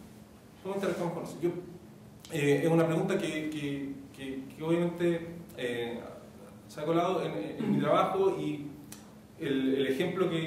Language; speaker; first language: Spanish; native; Spanish